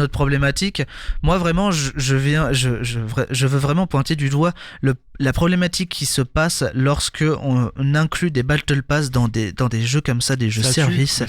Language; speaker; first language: French; native; French